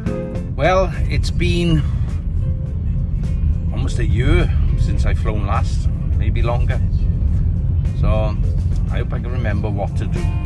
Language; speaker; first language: English; native; English